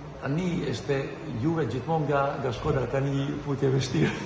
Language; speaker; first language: Albanian; non-native, learner; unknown